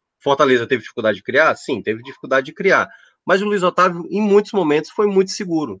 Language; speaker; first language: Portuguese; native; Portuguese